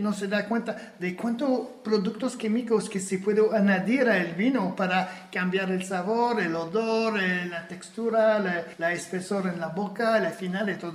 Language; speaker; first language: Spanish; non-native, fluent; French